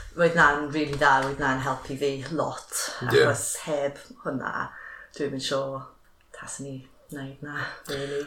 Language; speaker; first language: Welsh; non-native, local second language; English